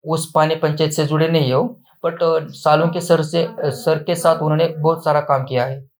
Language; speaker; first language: Hindi; non-native, local second language; Marathi